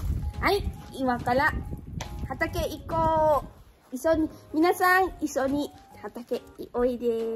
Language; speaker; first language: Japanese; non-native, learner; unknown